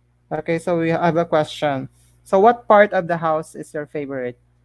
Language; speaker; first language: English; non-native, local second language; Filipino